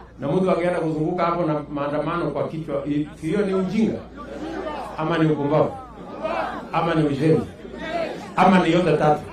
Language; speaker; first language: Swahili; non-native, local second language; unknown